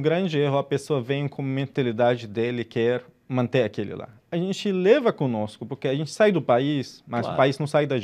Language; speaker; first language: Portuguese; non-native, fluent; Arabic